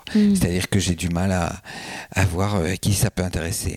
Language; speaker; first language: French; native; French